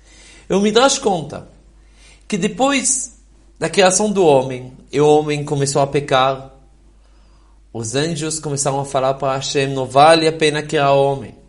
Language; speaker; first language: Portuguese; non-native, fluent; Hebrew